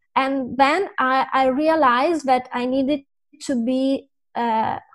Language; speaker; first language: English; non-native, fluent; Italian